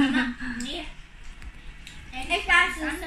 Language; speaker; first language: German; early bilingual, other home language; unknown